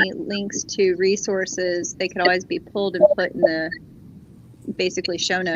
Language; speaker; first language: English; native; English